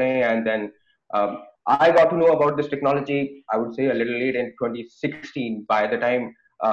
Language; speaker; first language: English; non-native, local second language; Hindi